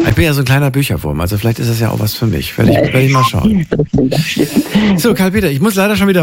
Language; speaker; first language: German; native; German